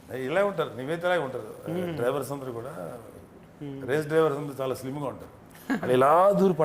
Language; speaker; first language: Telugu; native; Telugu